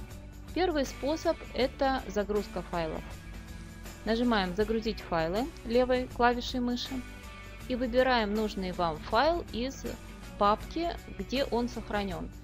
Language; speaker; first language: Russian; native; Russian